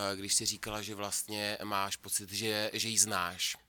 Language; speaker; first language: Czech; native; Czech